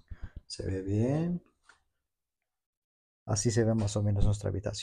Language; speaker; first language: Spanish; non-native, fluent; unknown